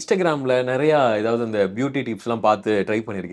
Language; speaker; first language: Tamil; native; Tamil